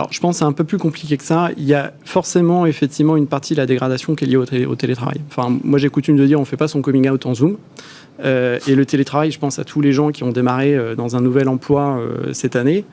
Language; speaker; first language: French; native; French